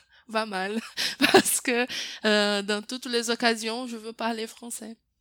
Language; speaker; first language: French; non-native, fluent; Portuguese